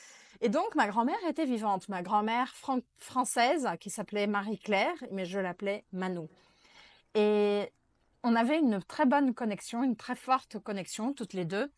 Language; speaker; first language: French; non-native, fluent; Portuguese